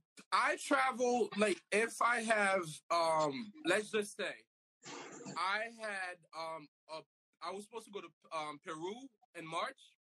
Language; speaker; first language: English; non-native, fluent; Haitian Creole